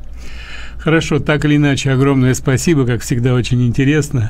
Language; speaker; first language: Russian; native; Russian